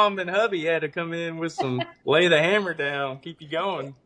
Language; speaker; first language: English; native; English